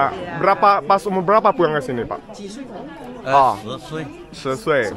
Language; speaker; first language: Indonesian; non-native, fluent; Chinese